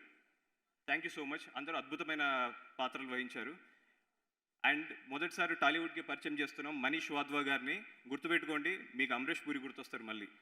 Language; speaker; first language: Telugu; native; Telugu